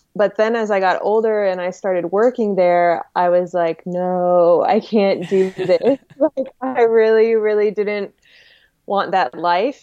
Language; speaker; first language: English; native; English